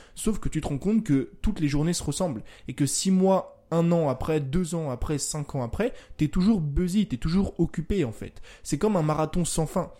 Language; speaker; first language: French; native; French